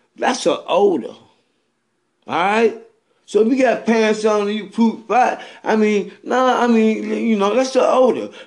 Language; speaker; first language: English; native; English